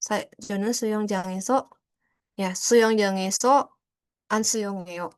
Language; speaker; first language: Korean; non-native, fluent; Indonesian